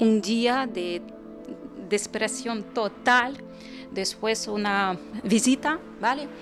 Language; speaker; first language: Spanish; non-native, fluent; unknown